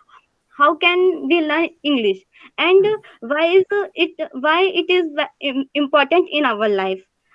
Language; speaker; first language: English; non-native, learner; Hindi